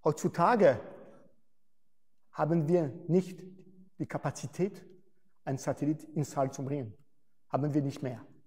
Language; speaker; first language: German; non-native, fluent; French